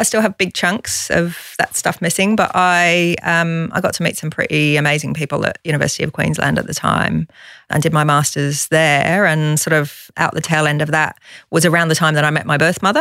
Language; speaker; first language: English; native; English